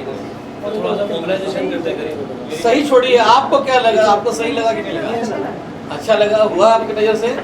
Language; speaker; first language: Hindi; native; Hindi